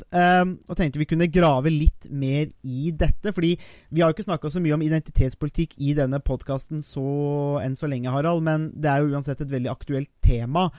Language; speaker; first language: Norwegian; native; Norwegian